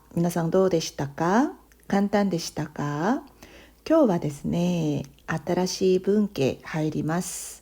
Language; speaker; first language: Japanese; non-native, fluent; Korean